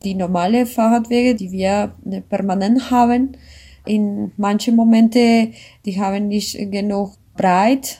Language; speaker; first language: German; non-native, learner; Spanish